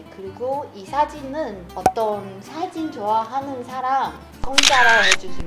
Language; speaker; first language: Korean; non-native, learner; Chinese